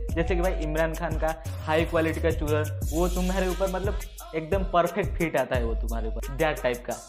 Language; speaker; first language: Hindi; native; Hindi